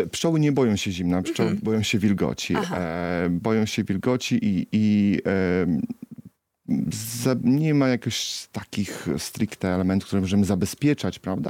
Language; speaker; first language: Polish; native; Polish